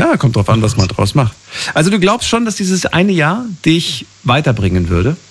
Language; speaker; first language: German; native; German